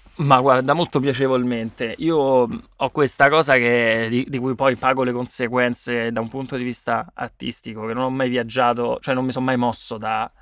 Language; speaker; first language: Italian; native; Italian